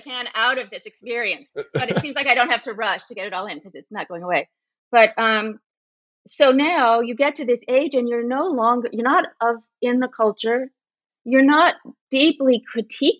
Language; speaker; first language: English; native; English